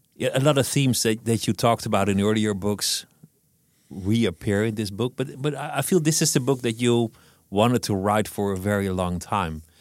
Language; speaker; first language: English; non-native, fluent; Dutch